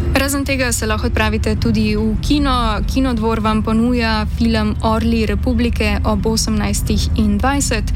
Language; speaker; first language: Slovenian; native; Slovenian